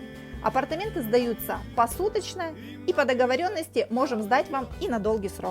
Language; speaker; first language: Russian; native; Russian